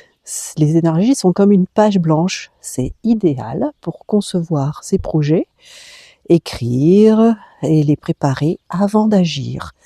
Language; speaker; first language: French; native; French